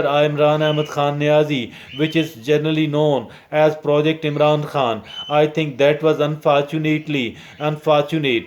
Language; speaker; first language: English; non-native, local second language; Urdu